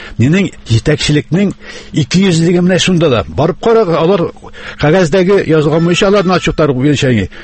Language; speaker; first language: Tatar; native; Tatar